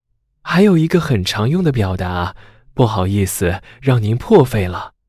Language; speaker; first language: Chinese; native; Chinese